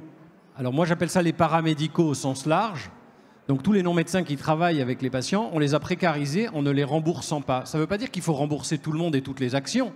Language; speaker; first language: French; native; French